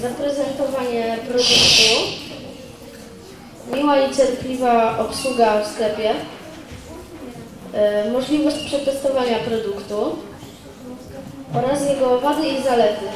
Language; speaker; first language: Polish; native; Polish